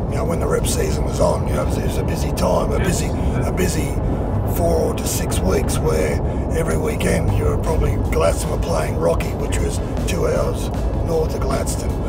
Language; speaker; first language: English; native; English